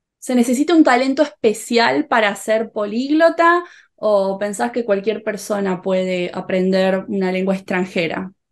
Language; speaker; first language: Spanish; native; Spanish